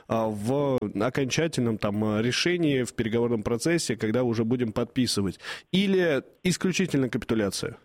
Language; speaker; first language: Russian; native; Russian